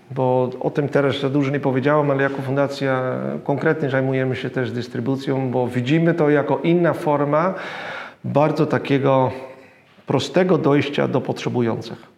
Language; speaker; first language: Polish; non-native, fluent; Dutch